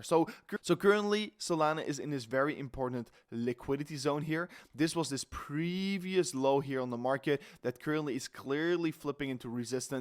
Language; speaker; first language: English; non-native, fluent; Dutch